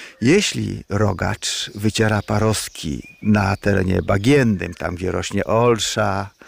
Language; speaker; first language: Polish; native; Polish